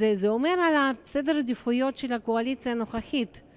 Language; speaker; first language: Hebrew; non-native, fluent; Russian